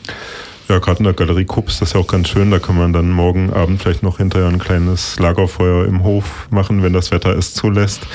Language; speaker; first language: German; native; German